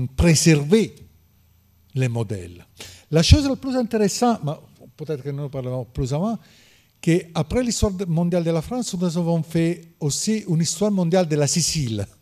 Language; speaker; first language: French; non-native, learner; Italian